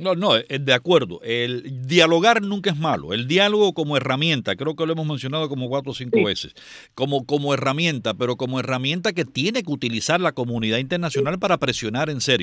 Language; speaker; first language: Spanish; native; Spanish